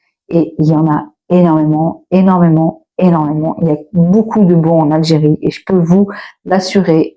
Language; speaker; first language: French; native; French